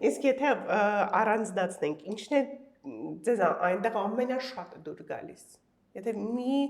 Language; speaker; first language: Armenian; native; Armenian